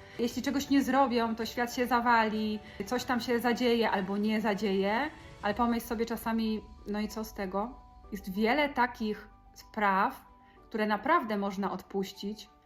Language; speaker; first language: Polish; native; Polish